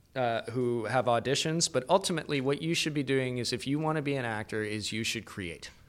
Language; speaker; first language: English; native; English